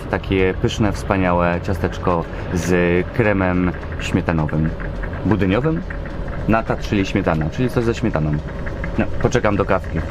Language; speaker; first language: Polish; native; Polish